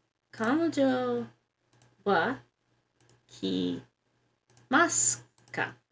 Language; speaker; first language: Japanese; non-native, learner; English